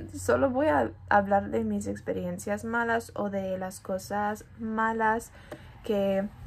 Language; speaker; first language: Spanish; non-native, fluent; English